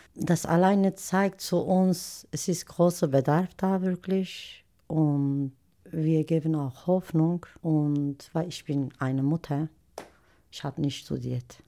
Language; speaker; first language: German; non-native, learner; Turkish